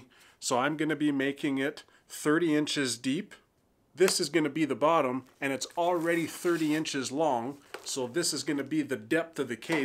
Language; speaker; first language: English; native; English